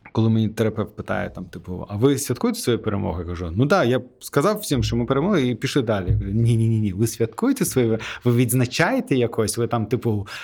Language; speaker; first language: Ukrainian; non-native, fluent; Azerbaijani